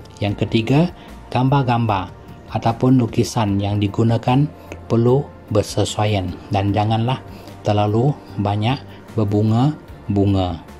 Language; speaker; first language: Malay; non-native, local second language; Chinese